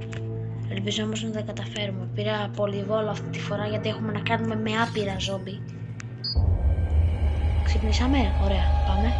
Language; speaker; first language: Greek; native; Greek